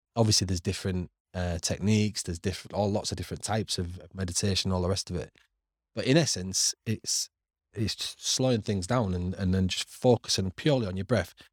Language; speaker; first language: English; native; English